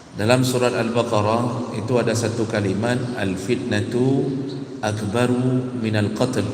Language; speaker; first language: Malay; non-native, local second language; Achinese